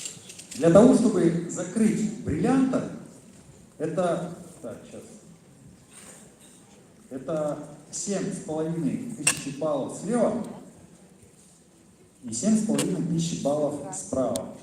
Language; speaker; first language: Russian; native; Russian